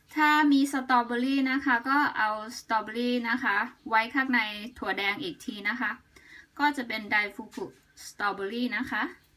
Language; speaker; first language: Thai; native; Thai